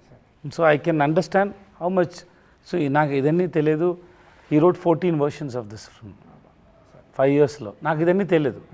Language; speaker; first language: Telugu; non-native, learner; Tamil